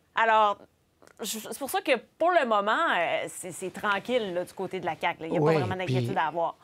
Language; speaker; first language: French; native; French